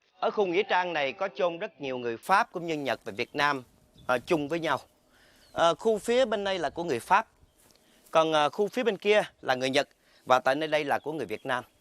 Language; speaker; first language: Vietnamese; native; Vietnamese